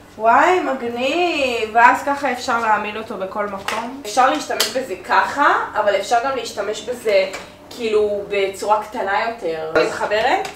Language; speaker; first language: Hebrew; native; Hebrew